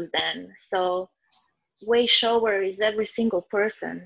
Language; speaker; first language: English; non-native, fluent; Croatian